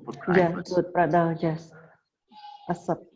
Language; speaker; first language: English; non-native, fluent; Khmer